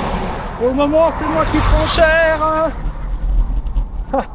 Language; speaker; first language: French; native; French